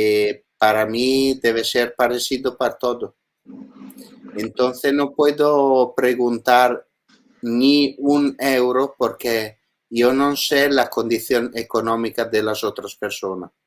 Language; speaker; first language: Spanish; non-native, learner; Italian